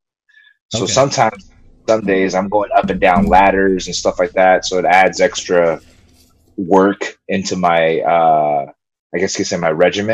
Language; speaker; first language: English; early bilingual, other home language; Spanish